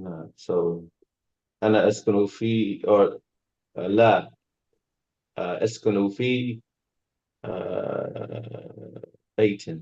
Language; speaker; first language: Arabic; non-native, learner; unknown